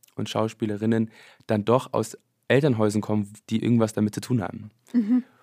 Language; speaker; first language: German; early bilingual, other home language; English